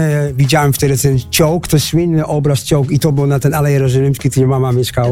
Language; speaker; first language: Polish; early bilingual, heritage; Dutch